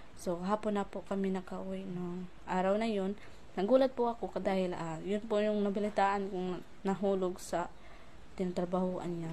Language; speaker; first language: Filipino; non-native, local second language; Cebuano